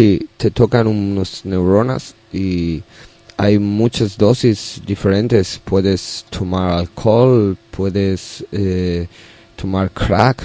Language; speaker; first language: Spanish; non-native, learner; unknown